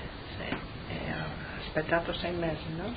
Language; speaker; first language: Italian; native; Italian